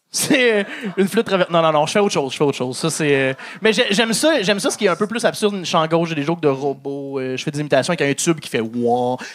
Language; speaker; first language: French; native; French